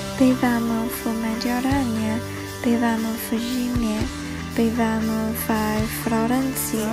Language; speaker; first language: Polish; non-native, learner; Chinese